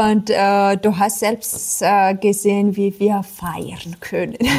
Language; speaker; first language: German; non-native, fluent; Georgian